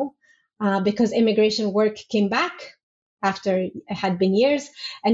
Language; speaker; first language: English; non-native, fluent; Arabic